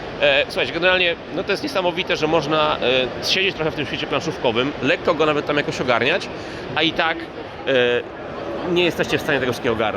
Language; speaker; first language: Polish; native; Polish